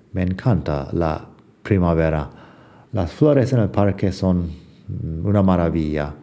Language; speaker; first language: Spanish; non-native, fluent; English